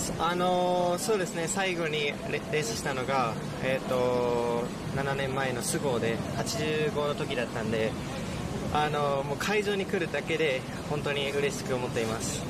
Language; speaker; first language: Japanese; early bilingual, heritage; Japanese